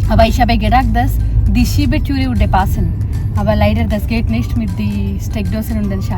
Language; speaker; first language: German; non-native, learner; Telugu